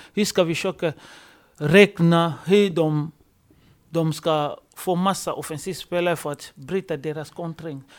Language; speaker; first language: Swedish; non-native, fluent; Lingala